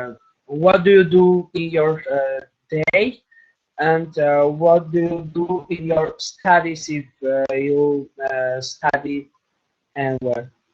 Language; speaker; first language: English; non-native, learner; Armenian